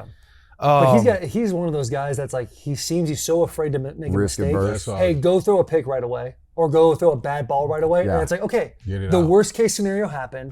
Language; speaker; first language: English; native; English